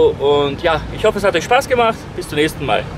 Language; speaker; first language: German; native; German